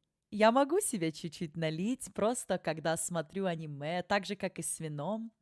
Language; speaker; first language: Russian; early bilingual, heritage; Russian